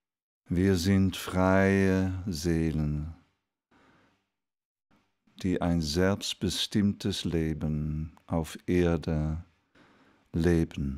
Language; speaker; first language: German; non-native, fluent; Dutch